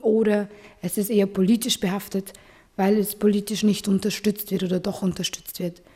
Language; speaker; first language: German; early bilingual, other home language; Arabic